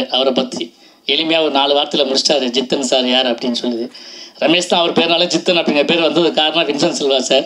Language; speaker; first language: Tamil; native; Tamil